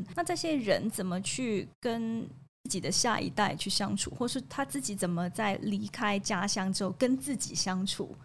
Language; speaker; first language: Chinese; non-native, local second language; Cantonese